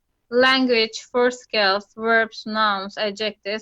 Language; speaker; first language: English; non-native, fluent; Turkish